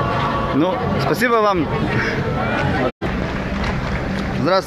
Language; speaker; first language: Russian; non-native, local second language; Lithuanian